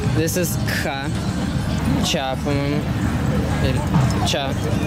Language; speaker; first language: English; non-native, learner; Russian